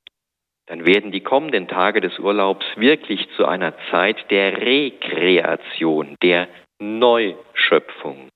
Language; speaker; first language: German; native; German